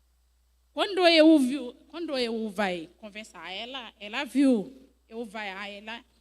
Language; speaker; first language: Portuguese; non-native, learner; French